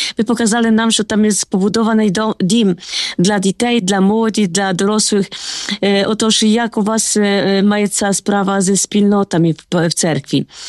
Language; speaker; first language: Ukrainian; early bilingual, heritage; Ukrainian